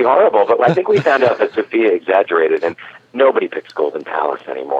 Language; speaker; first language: English; native; English